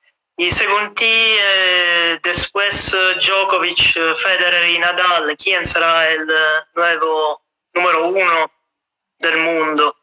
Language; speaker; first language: Spanish; non-native, fluent; Italian